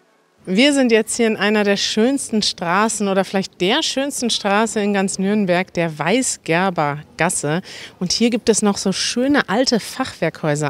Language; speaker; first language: German; native; German